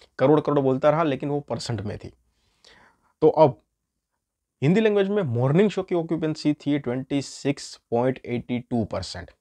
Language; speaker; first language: Hindi; non-native, local second language; Gujarati